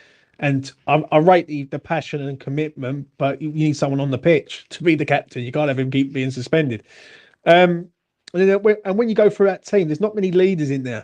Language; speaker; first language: English; native; English